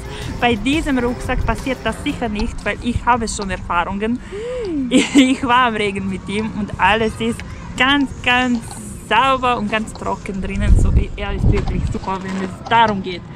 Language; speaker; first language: German; non-native, fluent; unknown